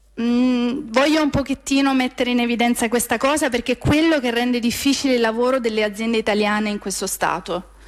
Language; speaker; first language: Italian; native; Italian